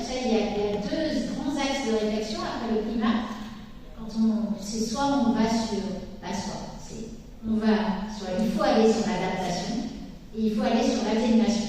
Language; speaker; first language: French; native; French